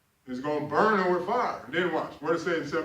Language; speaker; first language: English; native; English